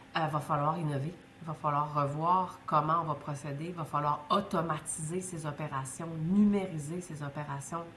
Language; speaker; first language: French; native; French